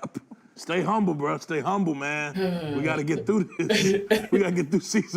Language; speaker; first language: English; native; English